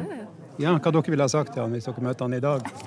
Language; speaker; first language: Norwegian; native; Norwegian